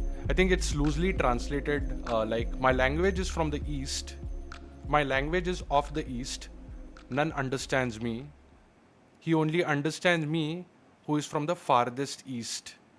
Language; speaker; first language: English; non-native, local second language; Marathi